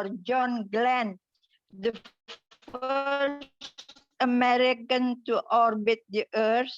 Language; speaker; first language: English; non-native, fluent; Indonesian